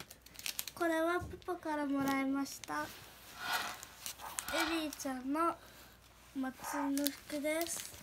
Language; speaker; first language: Japanese; early bilingual, other home language; Portuguese